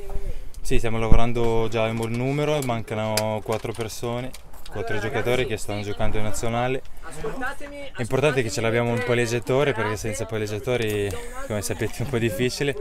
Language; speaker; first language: Italian; non-native, fluent; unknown